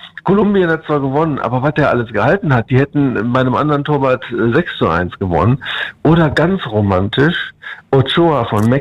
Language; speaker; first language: German; native; German